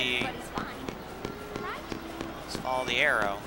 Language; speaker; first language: English; native; English